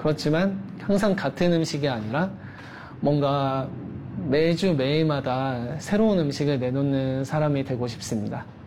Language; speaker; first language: Korean; native; Korean